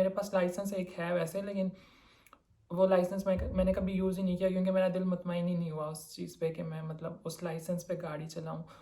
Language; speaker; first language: Urdu; non-native, local second language; Punjabi